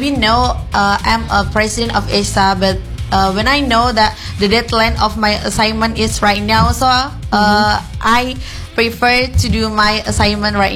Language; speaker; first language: English; non-native, learner; Indonesian